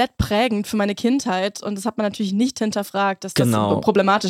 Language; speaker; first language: German; native; German